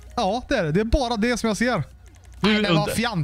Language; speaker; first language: Swedish; native; Swedish